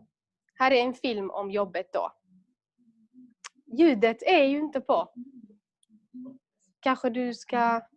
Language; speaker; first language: Swedish; non-native, local second language; Kurdish